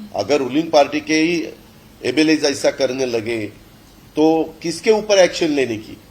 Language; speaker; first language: Hindi; non-native, local second language; Marathi